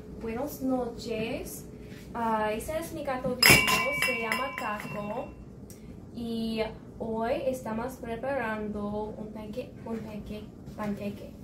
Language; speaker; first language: Spanish; non-native, learner; English